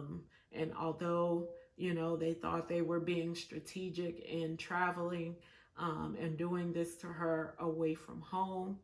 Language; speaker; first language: English; native; English